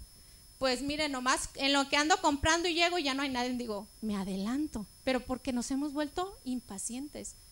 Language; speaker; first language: Spanish; native; Spanish